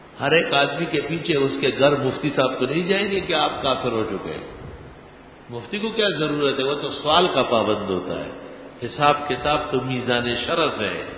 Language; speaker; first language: Urdu; non-native, local second language; Pashto